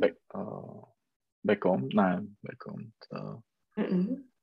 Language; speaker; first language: German; non-native, fluent; Czech